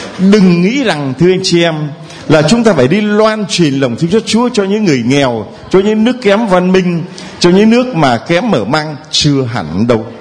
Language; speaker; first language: Vietnamese; native; Vietnamese